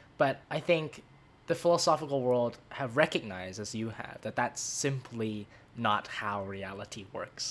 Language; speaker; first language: English; non-native, local second language; Cantonese